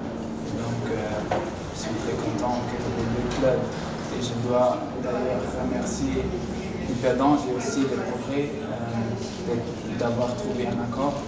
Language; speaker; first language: French; non-native, local second language; Luxembourgish